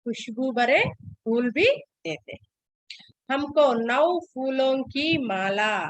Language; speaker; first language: Hindi; non-native, local second language; Telugu